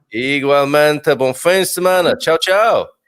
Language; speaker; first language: Portuguese; non-native, learner; English